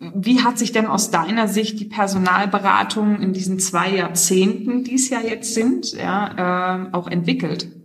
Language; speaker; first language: German; native; German